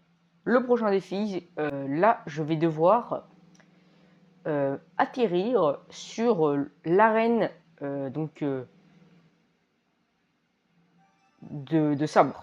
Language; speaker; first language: French; native; French